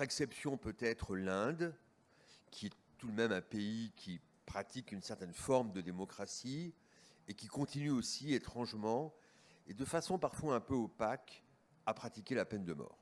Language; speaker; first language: French; native; French